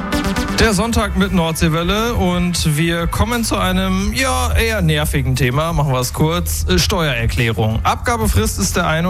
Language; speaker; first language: German; native; German